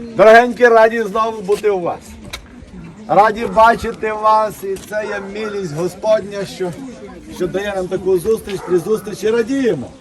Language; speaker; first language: Ukrainian; non-native, local second language; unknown